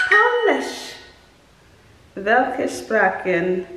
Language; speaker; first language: German; non-native, learner; English